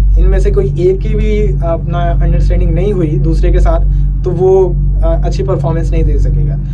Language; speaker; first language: Urdu; non-native, local second language; Punjabi